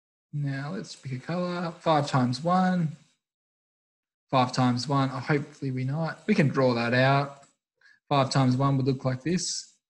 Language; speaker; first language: English; native; English